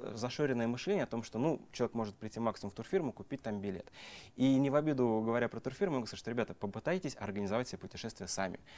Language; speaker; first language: Russian; native; Russian